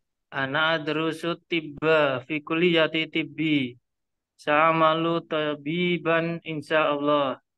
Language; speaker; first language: Arabic; non-native, learner; Indonesian